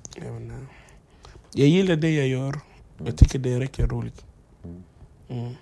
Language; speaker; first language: Swedish; non-native, fluent; Arabic